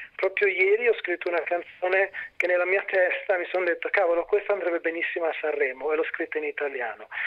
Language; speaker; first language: Italian; native; Italian